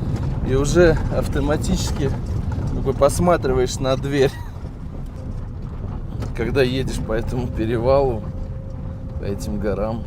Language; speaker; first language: Russian; native; Russian